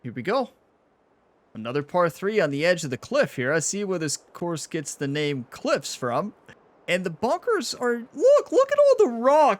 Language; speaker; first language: English; native; English